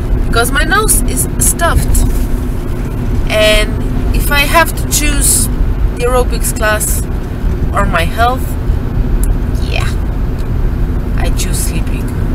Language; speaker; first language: English; non-native, fluent; Slovenian